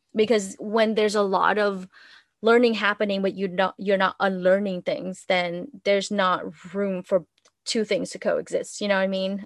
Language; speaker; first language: English; non-native, fluent; Vietnamese